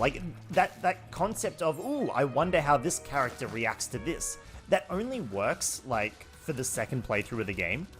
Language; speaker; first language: English; native; English